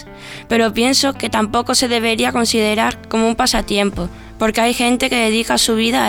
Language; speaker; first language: Spanish; native; Spanish